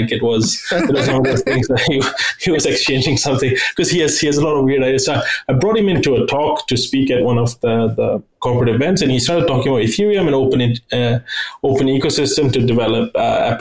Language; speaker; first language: English; native; English